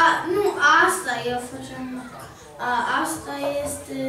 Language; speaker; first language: Romanian; early bilingual, heritage; Romanian